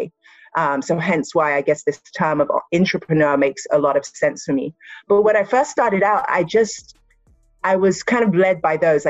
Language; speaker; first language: English; native; English